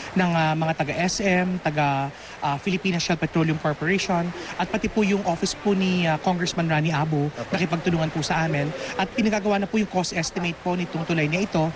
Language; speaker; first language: Filipino; native; Filipino